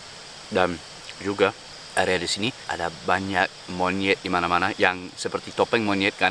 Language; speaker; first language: Indonesian; non-native, learner; English